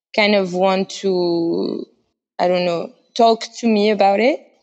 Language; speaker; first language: English; non-native, fluent; French